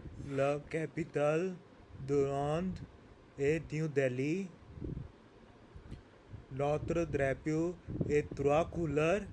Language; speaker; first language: French; non-native, learner; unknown